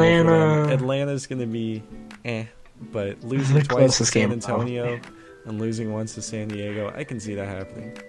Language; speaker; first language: English; native; English